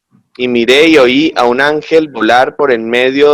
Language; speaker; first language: Spanish; native; Spanish